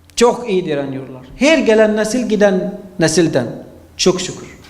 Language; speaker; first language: Turkish; non-native, fluent; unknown